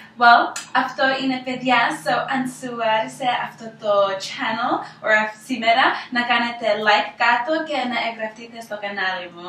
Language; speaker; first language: Greek; early bilingual, heritage; Greek